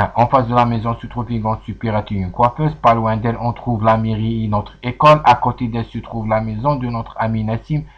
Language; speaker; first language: French; non-native, local second language; Arabic